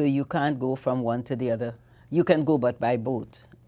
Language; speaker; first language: English; native; English